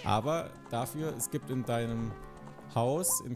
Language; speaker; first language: German; native; German